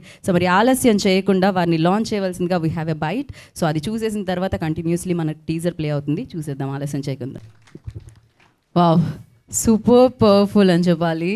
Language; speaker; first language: Telugu; native; Telugu